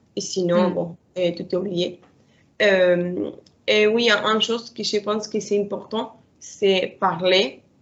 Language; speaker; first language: French; non-native, learner; Spanish